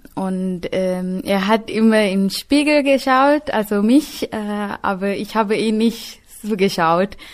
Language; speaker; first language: German; non-native, fluent; Sinhala